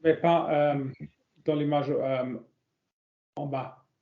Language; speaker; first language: French; non-native, learner; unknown